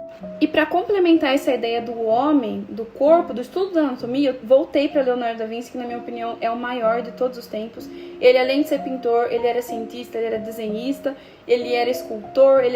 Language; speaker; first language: Portuguese; native; Portuguese